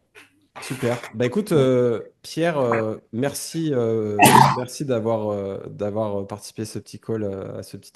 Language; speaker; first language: French; native; French